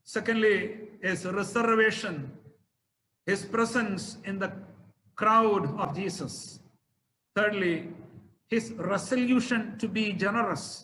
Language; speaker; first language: English; non-native, local second language; Malayalam